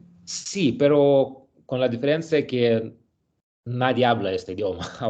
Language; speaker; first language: Spanish; non-native, learner; Russian